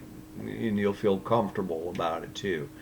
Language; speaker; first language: English; native; English